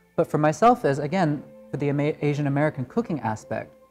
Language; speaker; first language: English; native; English